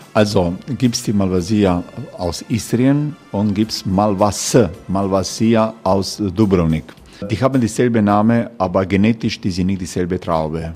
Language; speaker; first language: German; non-native, learner; Croatian